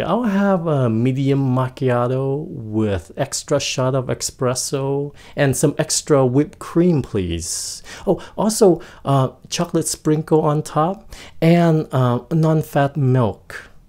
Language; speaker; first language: English; early bilingual, other home language; Vietnamese